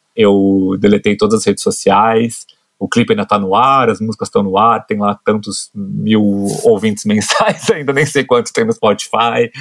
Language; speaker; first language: Portuguese; native; Portuguese